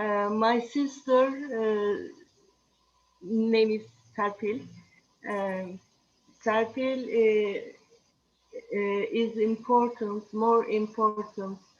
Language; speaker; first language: English; non-native, learner; Turkish